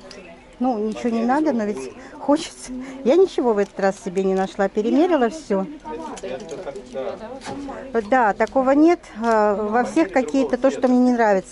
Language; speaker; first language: Russian; native; Russian